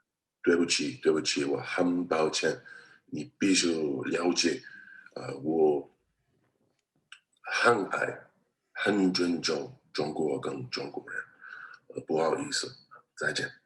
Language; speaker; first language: Chinese; non-native, learner; English